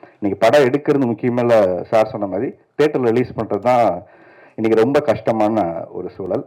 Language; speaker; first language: Tamil; native; Tamil